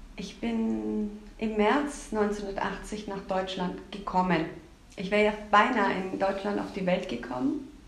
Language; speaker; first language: German; early bilingual, other home language; Turkish